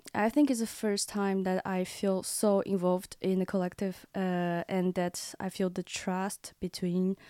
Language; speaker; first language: English; non-native, learner; Chinese